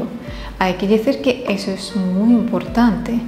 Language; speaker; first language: Spanish; non-native, fluent; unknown